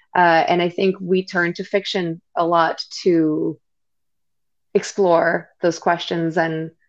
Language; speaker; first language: English; non-native, fluent; French